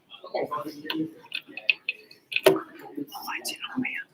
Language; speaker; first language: Chinese; native; Chinese